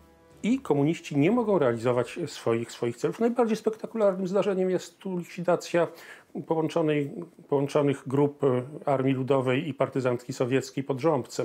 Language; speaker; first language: Polish; native; Polish